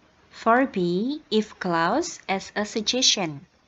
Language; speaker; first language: English; non-native, fluent; Indonesian